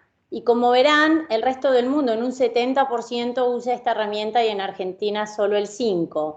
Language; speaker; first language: Spanish; native; Spanish